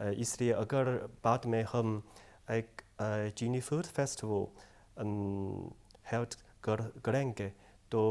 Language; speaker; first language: Hindi; non-native, fluent; Chinese